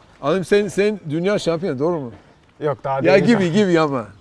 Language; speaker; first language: Turkish; non-native, learner; English